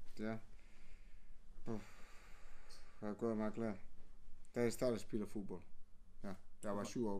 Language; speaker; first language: Danish; non-native, fluent; Spanish